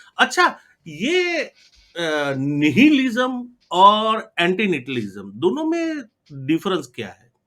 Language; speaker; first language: Hindi; non-native, local second language; Gujarati